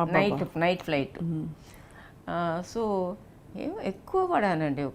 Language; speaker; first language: Telugu; non-native, local second language; Tamil